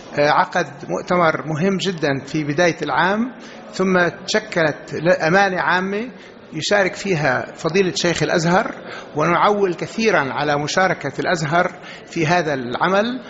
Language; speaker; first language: Arabic; native; Arabic